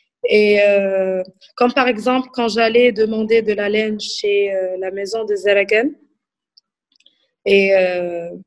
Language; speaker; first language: French; non-native, local second language; Arabic